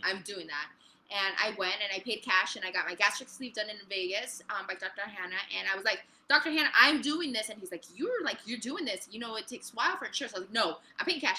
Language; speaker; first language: English; early bilingual, other home language; Spanish